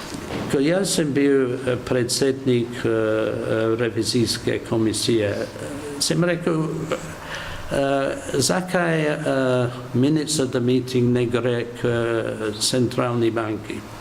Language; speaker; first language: Slovenian; non-native, learner; English